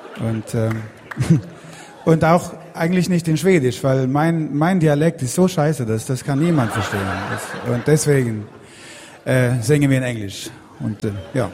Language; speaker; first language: German; non-native, fluent; Swedish